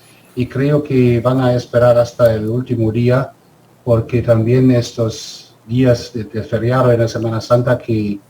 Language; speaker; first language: Spanish; non-native, fluent; German